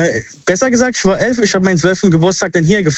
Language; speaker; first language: German; early bilingual, other home language; Arabic